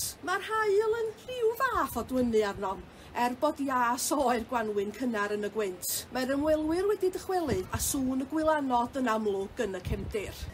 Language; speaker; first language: Welsh; native; Welsh